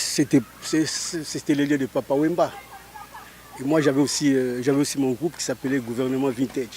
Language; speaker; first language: French; non-native, local second language; Lingala